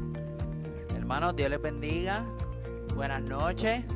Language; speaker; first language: Spanish; native; Spanish